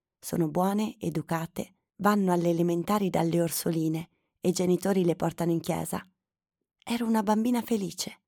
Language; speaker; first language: Italian; native; Italian